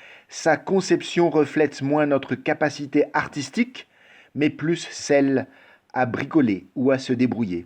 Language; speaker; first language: French; native; French